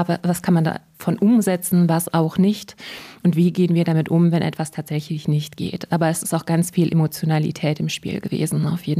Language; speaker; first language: German; native; German